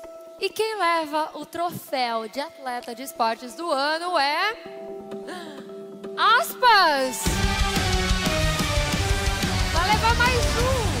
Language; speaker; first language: Portuguese; native; Portuguese